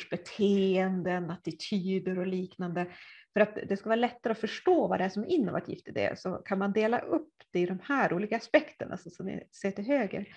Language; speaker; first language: Swedish; native; Swedish